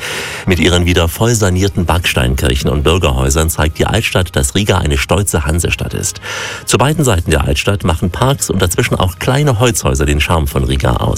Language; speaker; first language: German; native; German